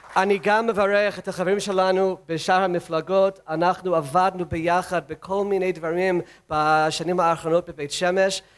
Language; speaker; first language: Hebrew; non-native, fluent; English